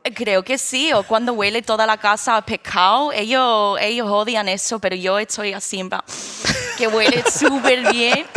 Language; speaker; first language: Spanish; non-native, fluent; English